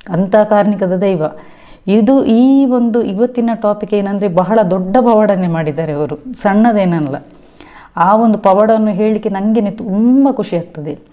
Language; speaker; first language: Kannada; non-native, local second language; Tulu